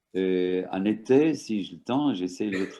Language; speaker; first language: French; non-native, fluent; Turkish